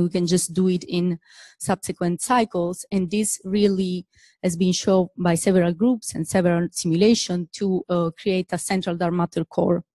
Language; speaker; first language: English; non-native, fluent; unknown